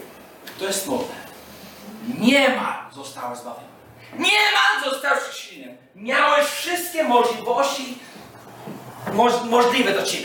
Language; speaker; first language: Polish; non-native, fluent; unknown